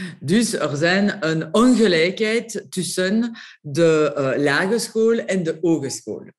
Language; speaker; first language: Dutch; non-native, local second language; French